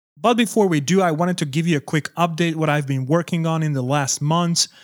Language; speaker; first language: English; non-native, fluent; Hungarian